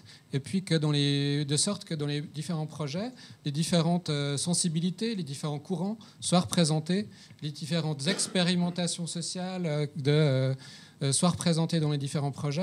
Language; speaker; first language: French; native; French